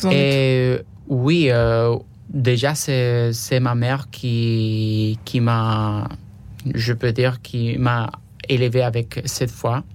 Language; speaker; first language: French; non-native, fluent; Spanish